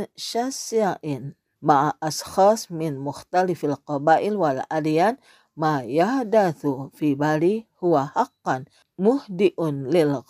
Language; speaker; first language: Arabic; non-native, fluent; Indonesian